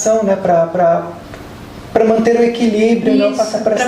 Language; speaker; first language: Portuguese; native; Portuguese